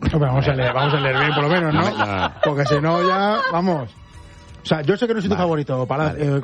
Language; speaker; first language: Spanish; native; Spanish